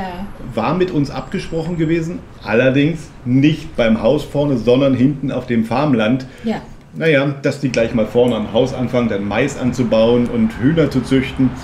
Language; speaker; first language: German; native; German